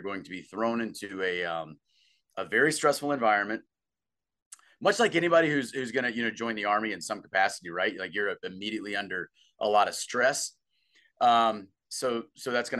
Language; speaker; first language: English; native; English